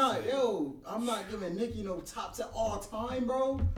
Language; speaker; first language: English; native; English